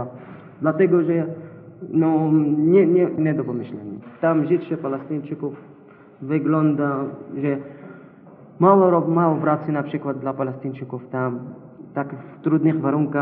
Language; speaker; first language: Polish; non-native, learner; Arabic